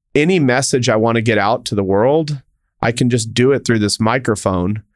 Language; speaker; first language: English; native; English